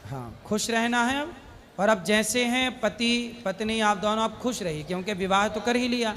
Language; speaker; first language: Hindi; native; Hindi